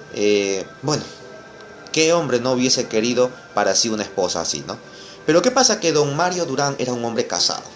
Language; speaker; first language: Spanish; native; Spanish